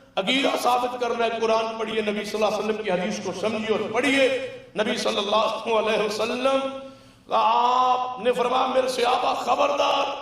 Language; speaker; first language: Urdu; non-native, local second language; Punjabi